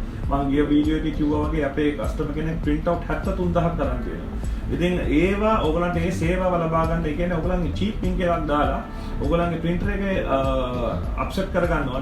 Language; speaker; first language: Sinhala; non-native, local second language; Tamil